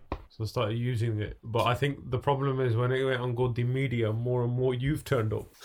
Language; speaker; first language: English; early bilingual, other home language; Punjabi